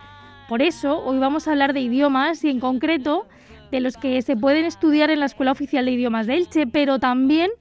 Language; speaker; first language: Spanish; native; Spanish